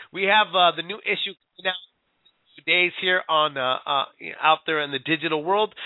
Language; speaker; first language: English; early bilingual, other home language; Spanish